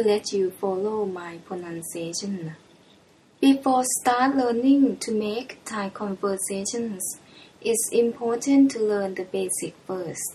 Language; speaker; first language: English; non-native, fluent; Thai